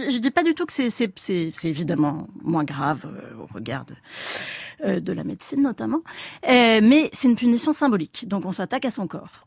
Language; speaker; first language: French; native; French